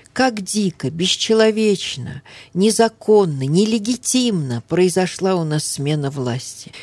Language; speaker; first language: Russian; early bilingual, heritage; Russian